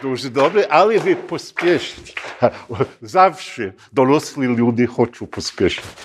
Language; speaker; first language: Ukrainian; non-native, learner; English